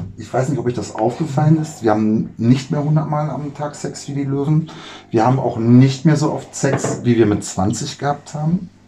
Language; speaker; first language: German; native; German